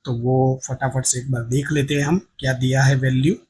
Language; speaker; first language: Hindi; non-native, local second language; Gujarati